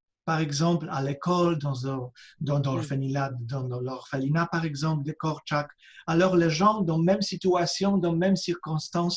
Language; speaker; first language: French; non-native, fluent; Polish